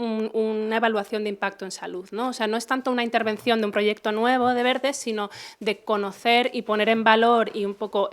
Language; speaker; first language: Spanish; native; Spanish